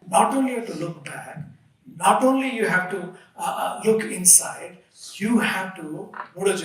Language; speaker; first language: English; non-native, local second language; Telugu